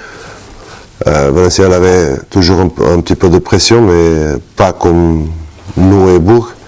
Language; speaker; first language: French; non-native, fluent; Portuguese